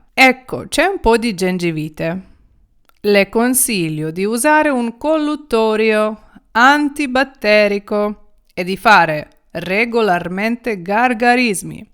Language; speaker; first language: Italian; non-native, fluent; Ukrainian